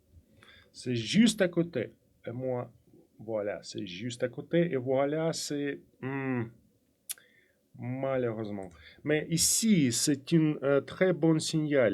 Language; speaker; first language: French; non-native, fluent; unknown